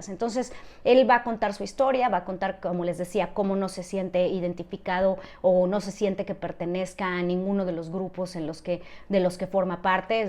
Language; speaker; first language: Spanish; native; Spanish